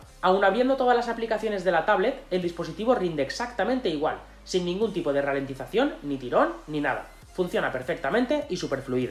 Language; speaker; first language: Spanish; native; Spanish